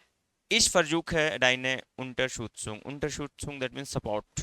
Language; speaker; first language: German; non-native, fluent; Hindi